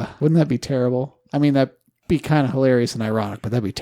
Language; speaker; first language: English; native; English